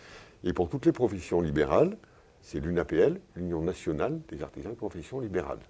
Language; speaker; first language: French; native; French